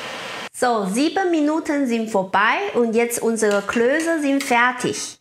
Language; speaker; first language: German; non-native, learner; Chinese